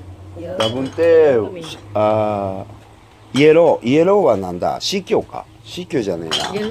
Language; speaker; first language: Japanese; native; Japanese